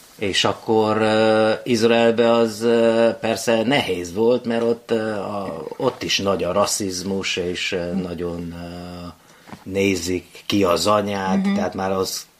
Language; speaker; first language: Hungarian; native; Hungarian